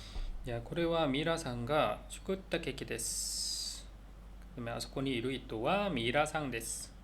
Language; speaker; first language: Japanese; non-native, learner; Korean